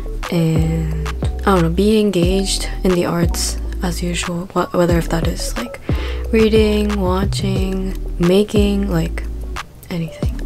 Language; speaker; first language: English; early bilingual, other home language; Japanese